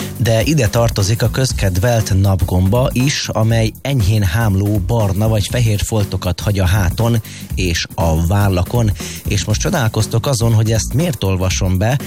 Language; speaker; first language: Hungarian; native; Hungarian